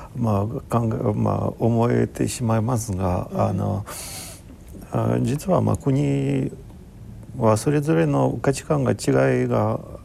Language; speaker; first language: Japanese; non-native, fluent; Ukrainian